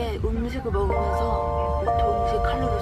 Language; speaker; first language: Korean; native; Korean